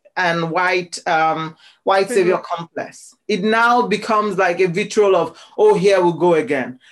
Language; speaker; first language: English; non-native, local second language; Igbo